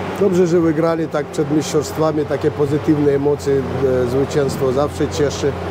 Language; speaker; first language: Polish; non-native, fluent; Russian